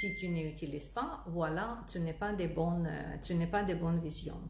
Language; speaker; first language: French; non-native, fluent; Russian